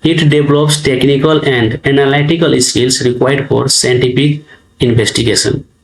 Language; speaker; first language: English; non-native, local second language; Nepali